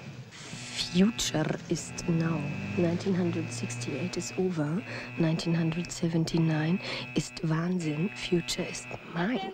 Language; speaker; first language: English; non-native, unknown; German